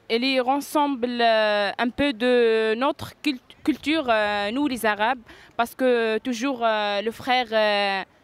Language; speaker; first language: French; non-native, learner; Arabic